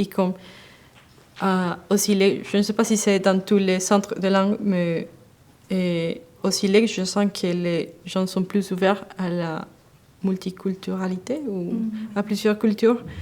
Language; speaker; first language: French; non-native, fluent; Spanish